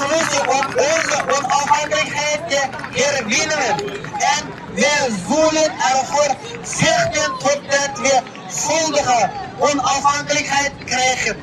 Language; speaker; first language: Dutch; non-native, learner; Uyghur